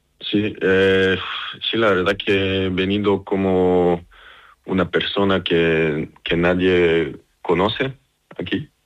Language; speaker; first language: Spanish; non-native, fluent; Serbian